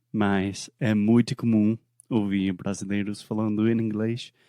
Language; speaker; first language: Portuguese; non-native, fluent; English